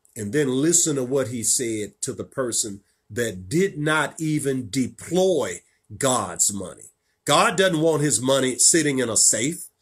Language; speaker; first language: English; native; English